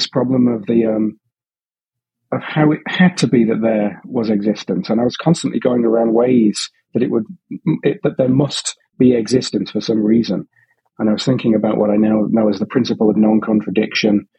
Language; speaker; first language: English; native; English